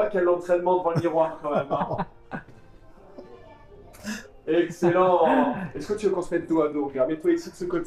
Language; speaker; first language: French; native; French